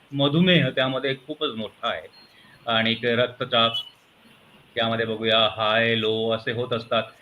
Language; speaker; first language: Marathi; non-native, local second language; Punjabi